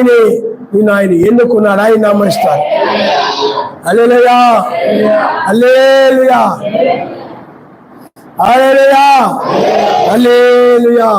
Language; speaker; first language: Telugu; native; Telugu